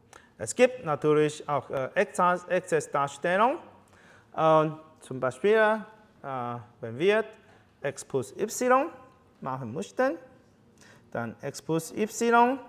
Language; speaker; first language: German; non-native, learner; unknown